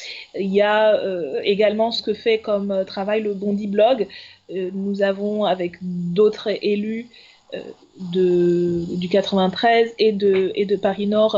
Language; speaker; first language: French; native; French